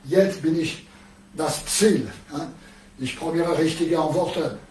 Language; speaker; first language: German; non-native, learner; French